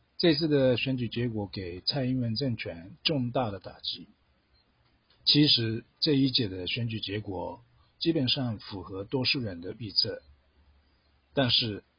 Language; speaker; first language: Chinese; non-native, fluent; Japanese